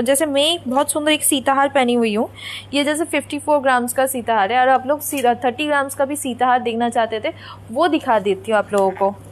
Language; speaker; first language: Hindi; non-native, local second language; Bangla